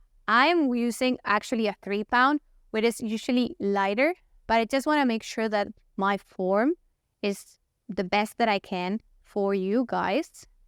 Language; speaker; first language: English; non-native, fluent; Italian